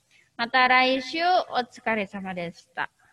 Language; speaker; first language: Japanese; non-native, fluent; Indonesian